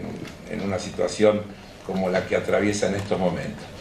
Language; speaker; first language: Spanish; native; Spanish